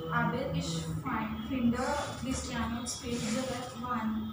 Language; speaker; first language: German; non-native, learner; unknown